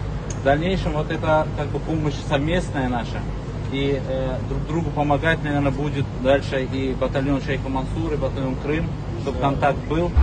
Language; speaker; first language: Russian; non-native, local second language; Crimean Tatar